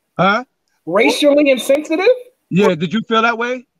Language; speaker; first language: English; native; English